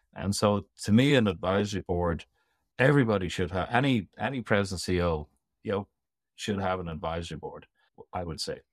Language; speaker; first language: English; native; English